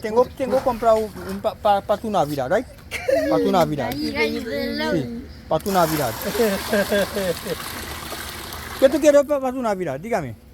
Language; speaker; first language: Spanish; non-native, learner; English